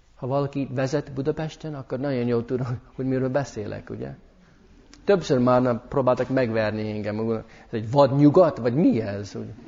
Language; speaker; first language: Hungarian; early bilingual, heritage; English